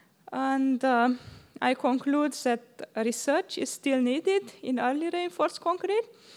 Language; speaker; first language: English; non-native, fluent; Romanian